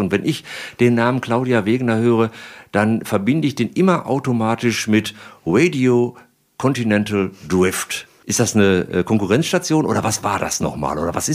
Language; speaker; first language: German; native; German